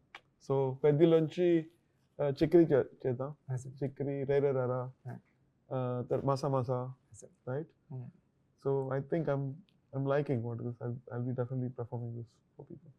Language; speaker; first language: Telugu; non-native, learner; Tamil